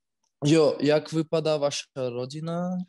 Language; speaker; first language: Czech; non-native, learner; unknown